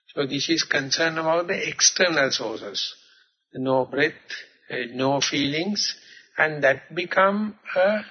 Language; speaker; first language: English; non-native, local second language; Sinhala